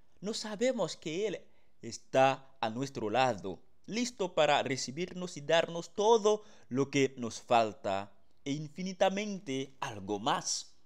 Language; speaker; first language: Spanish; non-native, fluent; Haitian Creole